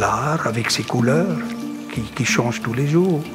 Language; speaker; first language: French; non-native, local second language; German